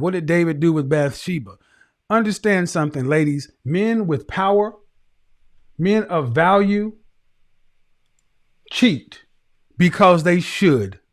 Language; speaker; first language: English; native; English